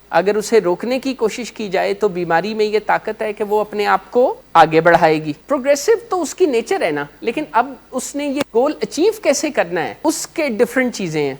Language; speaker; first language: Urdu; non-native, local second language; Punjabi